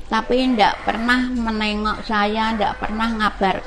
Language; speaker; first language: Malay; non-native, local second language; Javanese